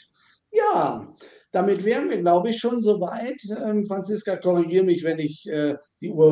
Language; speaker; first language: German; native; German